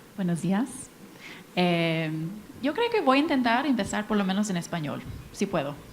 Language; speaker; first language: Spanish; non-native, fluent; English